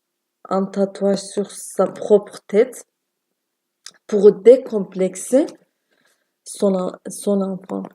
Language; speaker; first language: French; non-native, learner; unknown